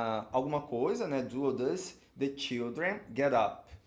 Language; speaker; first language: English; non-native, fluent; Portuguese